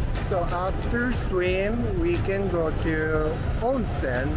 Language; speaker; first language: English; non-native, learner; Japanese